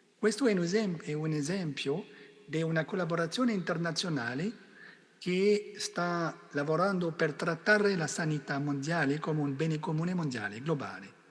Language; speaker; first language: Italian; non-native, fluent; French